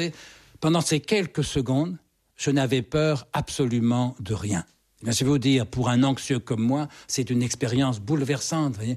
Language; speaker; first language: French; native; French